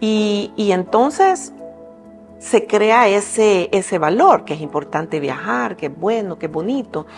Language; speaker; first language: Spanish; native; Spanish